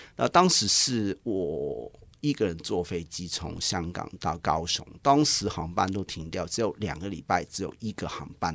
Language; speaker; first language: Chinese; non-native, local second language; Cantonese